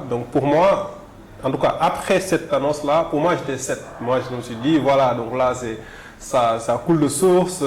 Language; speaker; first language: French; non-native, local second language; Wolof